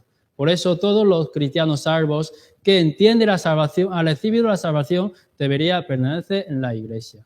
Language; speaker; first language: Spanish; non-native, learner; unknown